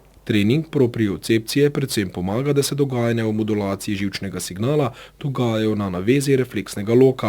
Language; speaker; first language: Slovenian; native; Slovenian